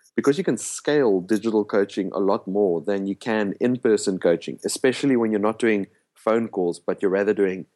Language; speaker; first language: English; non-native, local second language; Afrikaans